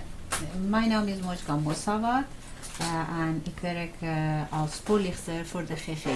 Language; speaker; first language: Dutch; non-native, fluent; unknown